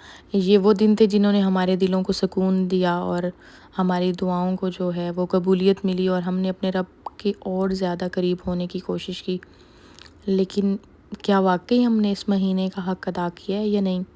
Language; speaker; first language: Urdu; native; Urdu